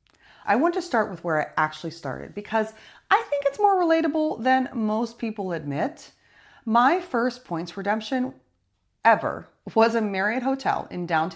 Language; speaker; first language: English; native; English